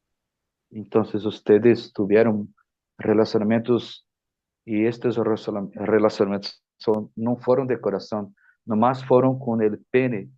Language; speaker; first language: Spanish; non-native, fluent; Portuguese